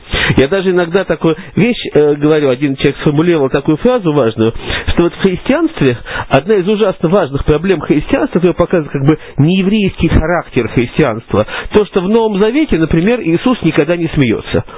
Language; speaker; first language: Russian; native; Russian